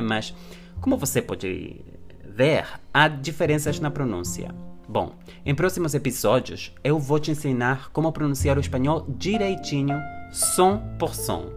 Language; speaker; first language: Portuguese; non-native, fluent; Spanish